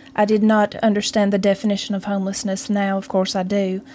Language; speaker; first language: English; native; English